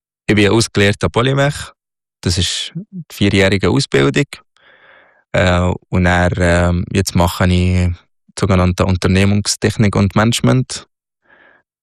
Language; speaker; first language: German; non-native, fluent; Arabic